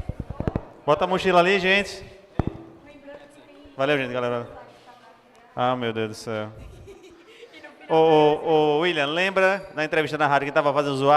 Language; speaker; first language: Portuguese; native; Portuguese